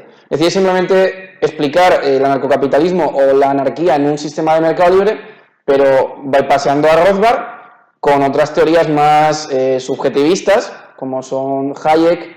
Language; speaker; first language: Spanish; native; Spanish